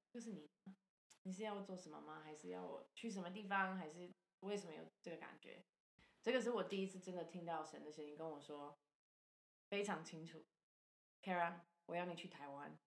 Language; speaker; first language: Chinese; non-native, fluent; English